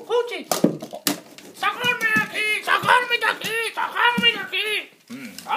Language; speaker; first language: Spanish; native; Spanish